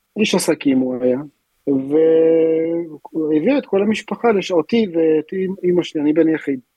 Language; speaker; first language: Hebrew; early bilingual, other home language; Russian